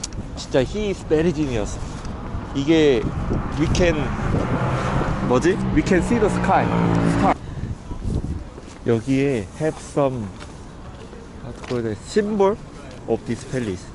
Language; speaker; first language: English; non-native, learner; Korean